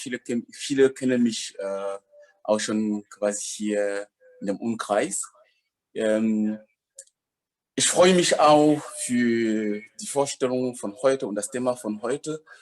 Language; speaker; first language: German; non-native, fluent; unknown